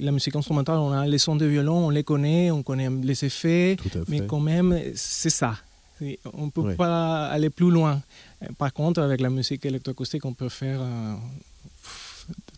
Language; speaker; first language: French; non-native, fluent; Spanish